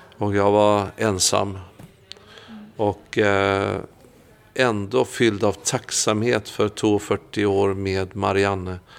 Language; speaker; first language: Swedish; native; Swedish